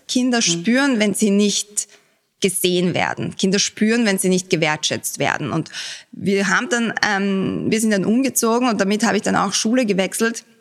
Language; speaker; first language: German; early bilingual, other home language; Bosnian